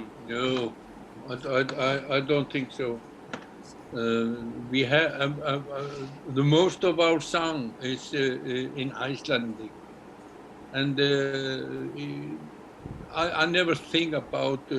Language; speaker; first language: English; non-native, learner; Icelandic